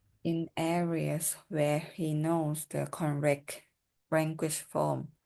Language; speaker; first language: English; non-native, learner; Thai